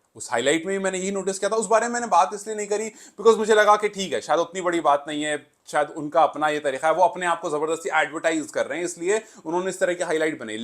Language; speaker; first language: Hindi; native; Hindi